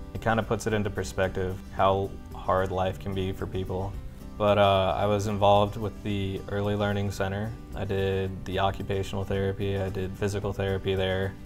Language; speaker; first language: English; native; English